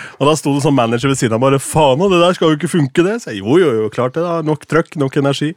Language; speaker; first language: Norwegian; native; Norwegian